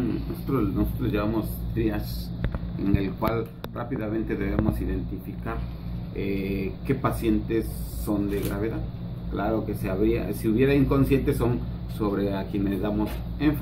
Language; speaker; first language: Spanish; native; Spanish